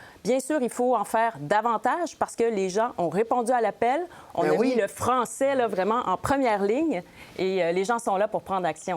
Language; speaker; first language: French; native; French